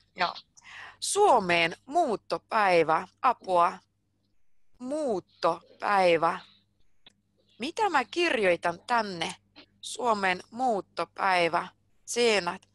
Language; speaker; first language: Finnish; non-native, fluent; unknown